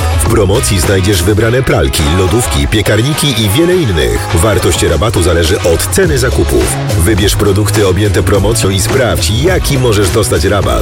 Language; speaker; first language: Polish; native; Polish